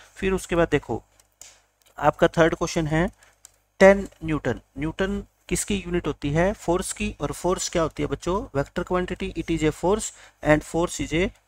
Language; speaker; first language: Hindi; native; Hindi